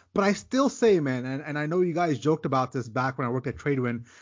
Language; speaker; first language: English; early bilingual, other home language; Urdu